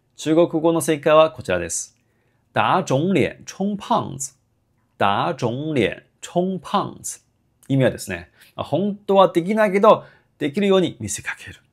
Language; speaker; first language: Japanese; non-native, fluent; Chinese